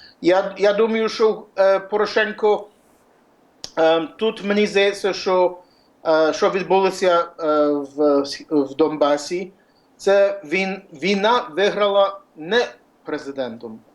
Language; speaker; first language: Ukrainian; early bilingual, heritage; Ukrainian